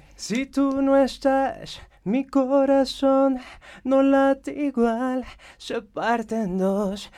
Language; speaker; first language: Spanish; native; Spanish